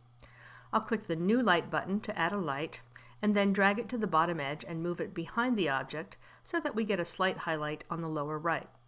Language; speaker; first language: English; native; English